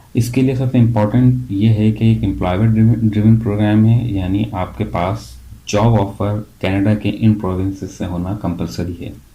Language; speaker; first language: Hindi; native; Hindi